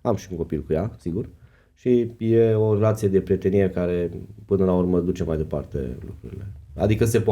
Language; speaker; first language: Romanian; native; Romanian